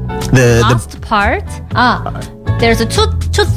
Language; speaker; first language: English; non-native, learner; Korean